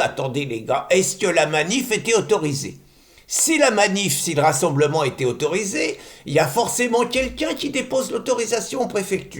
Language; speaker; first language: French; native; French